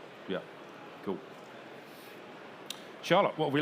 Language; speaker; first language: English; native; English